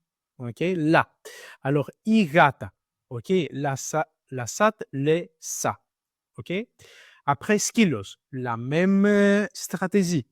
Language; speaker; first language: French; non-native, learner; Greek